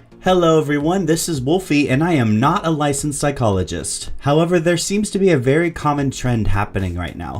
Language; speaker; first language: English; native; English